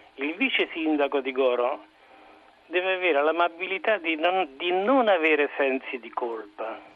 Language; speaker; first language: Italian; native; Italian